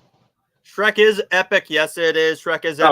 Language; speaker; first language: English; native; English